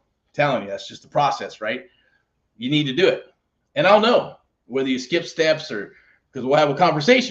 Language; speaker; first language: English; native; English